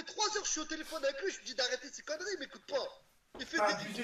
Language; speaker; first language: French; native; French